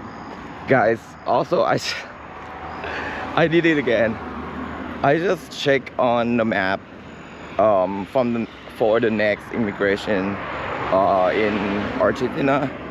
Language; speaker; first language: English; non-native, fluent; Japanese